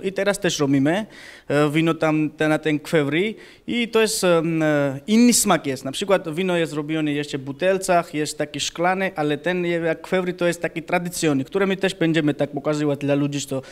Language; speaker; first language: Polish; non-native, learner; Georgian